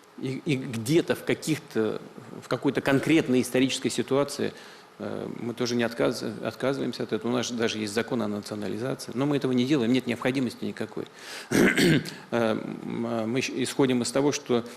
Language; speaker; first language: Russian; native; Russian